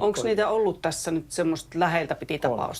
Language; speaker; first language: Finnish; native; Finnish